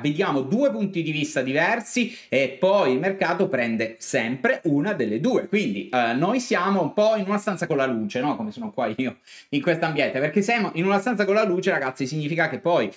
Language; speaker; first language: Italian; native; Italian